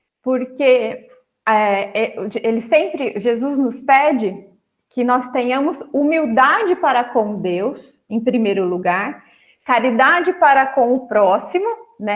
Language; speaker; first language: Portuguese; native; Portuguese